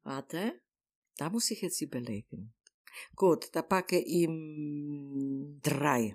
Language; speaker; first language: German; non-native, learner; Polish